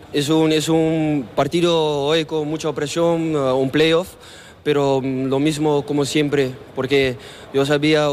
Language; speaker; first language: Spanish; non-native, learner; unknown